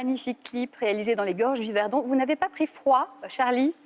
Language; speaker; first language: French; native; French